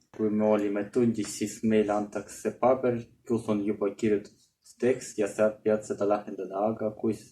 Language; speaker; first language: Estonian; non-native, learner; Russian